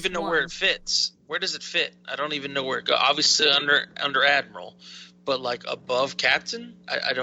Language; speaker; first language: English; native; English